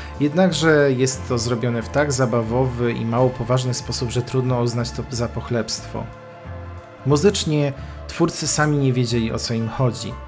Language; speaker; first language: Polish; native; Polish